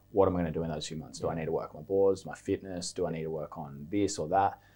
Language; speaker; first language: English; native; English